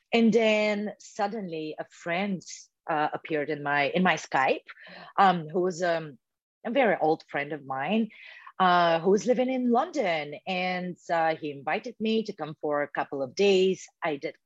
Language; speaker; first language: English; non-native, fluent; Bulgarian